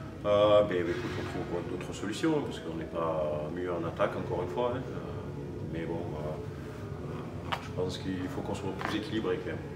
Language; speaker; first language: French; native; French